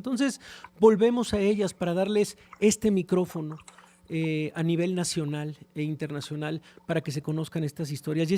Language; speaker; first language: Spanish; native; Spanish